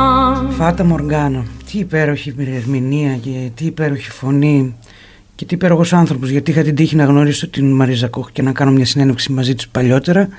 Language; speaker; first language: Greek; native; Greek